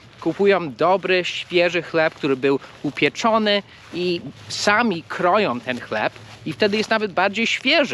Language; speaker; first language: Polish; non-native, fluent; English